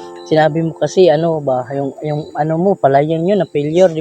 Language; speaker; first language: Filipino; non-native, local second language; Cebuano